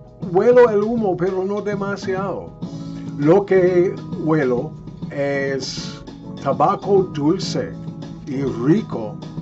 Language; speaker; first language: Spanish; non-native, fluent; English